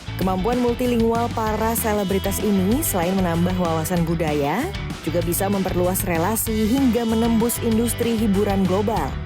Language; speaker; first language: Indonesian; native; Indonesian